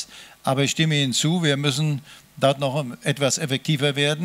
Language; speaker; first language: German; native; German